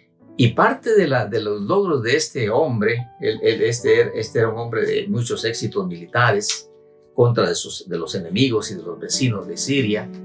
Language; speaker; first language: Spanish; native; Spanish